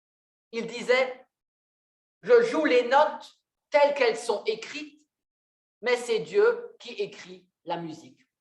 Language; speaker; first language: French; native; French